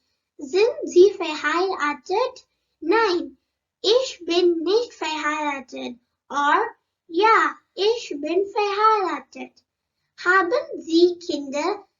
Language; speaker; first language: German; non-native, learner; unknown